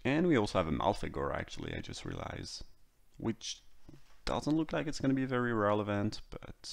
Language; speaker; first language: English; non-native, fluent; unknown